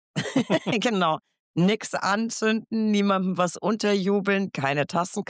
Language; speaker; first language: German; native; German